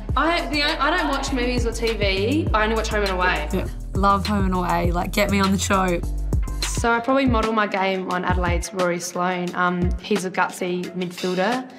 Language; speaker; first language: English; native; English